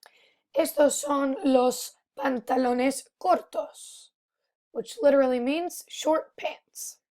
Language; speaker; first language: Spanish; non-native, fluent; English